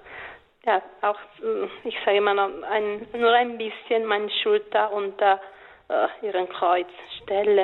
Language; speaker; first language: German; non-native, fluent; Italian